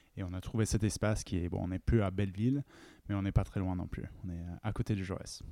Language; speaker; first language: French; non-native, fluent; English